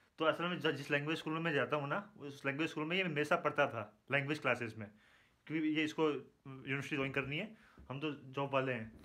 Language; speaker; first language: Hindi; native; Hindi